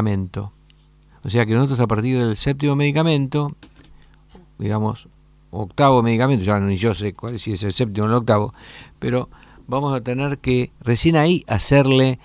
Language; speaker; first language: Spanish; native; Spanish